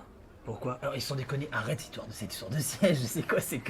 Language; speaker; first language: French; native; French